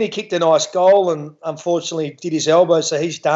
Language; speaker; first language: English; native; English